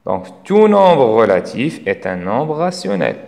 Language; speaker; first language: French; non-native, local second language; Arabic